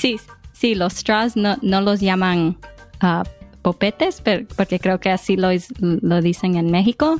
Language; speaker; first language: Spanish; early bilingual, other home language; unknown